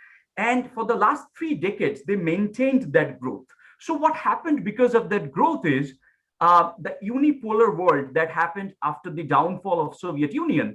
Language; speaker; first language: English; non-native, local second language; Bangla